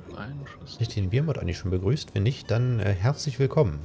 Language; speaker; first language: German; native; German